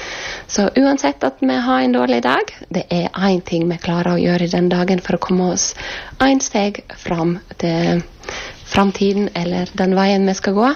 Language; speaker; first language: Norwegian; non-native, fluent; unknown